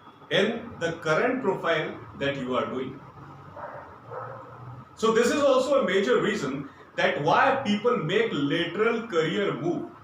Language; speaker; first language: English; non-native, local second language; Hindi